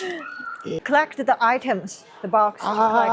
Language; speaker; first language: English; non-native, learner; Chinese